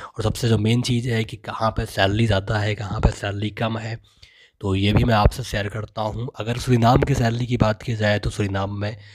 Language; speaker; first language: Hindi; native; Hindi